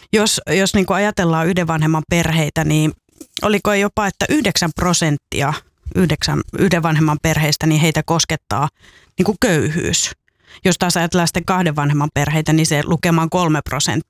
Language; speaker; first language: Finnish; native; Finnish